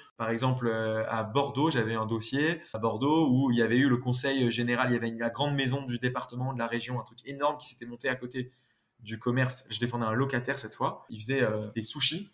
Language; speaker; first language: French; native; French